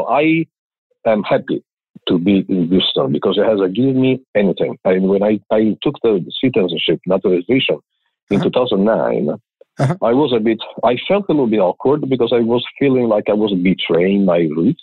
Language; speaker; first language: English; non-native, fluent; Italian